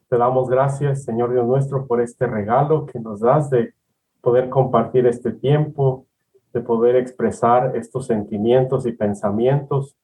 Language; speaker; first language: Spanish; native; Spanish